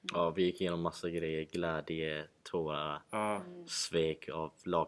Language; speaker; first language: Swedish; early bilingual, other home language; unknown